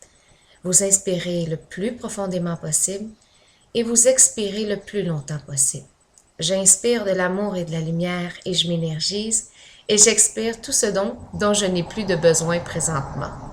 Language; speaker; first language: French; native; French